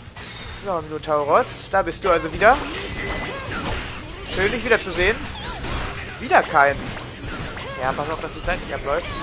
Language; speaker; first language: German; native; German